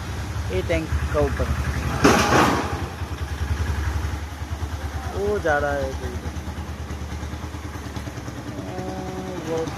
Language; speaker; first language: Hindi; non-native, local second language; Bangla